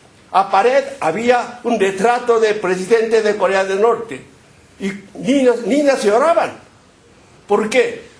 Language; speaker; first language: Spanish; non-native, fluent; Korean